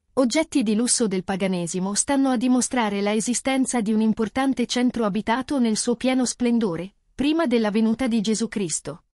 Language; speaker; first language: Italian; native; Italian